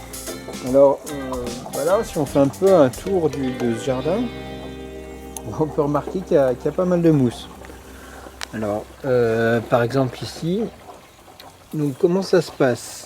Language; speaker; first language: French; native; French